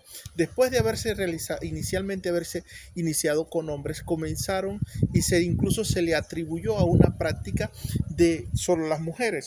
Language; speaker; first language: Spanish; native; Spanish